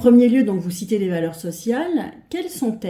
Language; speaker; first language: French; native; French